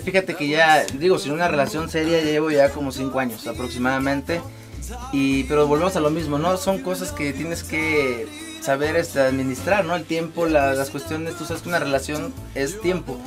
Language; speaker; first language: Spanish; native; Spanish